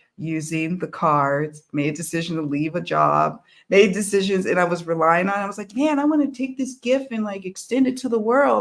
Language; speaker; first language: English; native; English